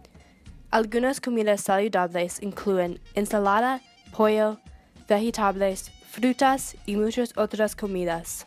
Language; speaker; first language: Spanish; non-native, learner; English